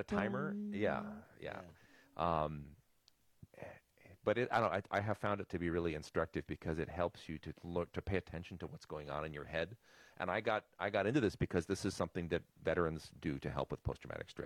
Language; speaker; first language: English; native; English